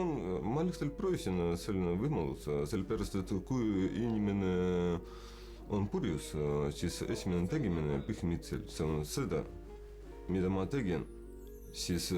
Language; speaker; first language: Estonian; non-native, local second language; Russian